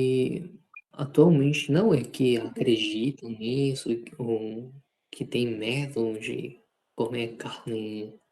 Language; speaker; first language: Portuguese; non-native, fluent; Spanish